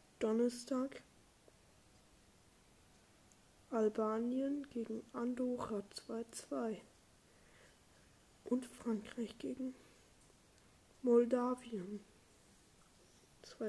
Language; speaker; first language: German; non-native, learner; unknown